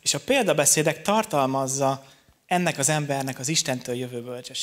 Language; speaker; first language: Hungarian; native; Hungarian